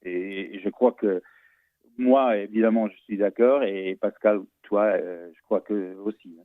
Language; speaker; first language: French; non-native, fluent; Portuguese